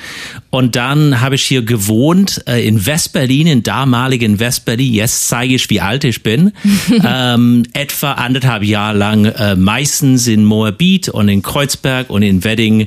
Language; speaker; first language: German; non-native, fluent; English